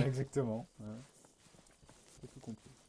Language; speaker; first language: French; native; French